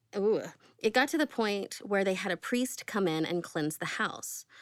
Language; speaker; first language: English; native; English